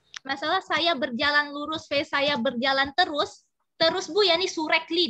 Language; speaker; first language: Turkish; non-native, fluent; Indonesian